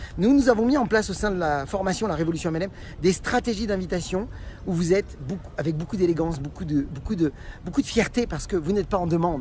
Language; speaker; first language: French; native; French